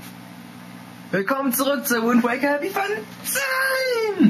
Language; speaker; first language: German; native; German